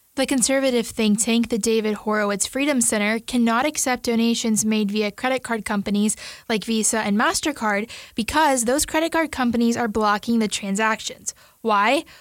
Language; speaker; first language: English; native; English